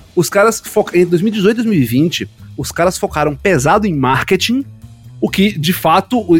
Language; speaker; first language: Portuguese; native; Portuguese